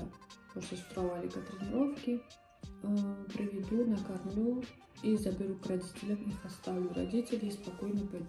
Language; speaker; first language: Russian; native; Russian